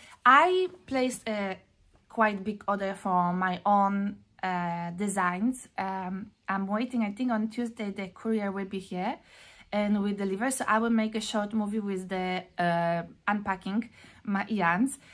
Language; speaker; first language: English; non-native, fluent; Polish